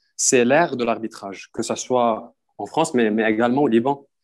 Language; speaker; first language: French; non-native, local second language; Arabic